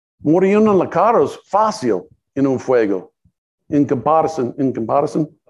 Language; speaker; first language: Spanish; non-native, learner; English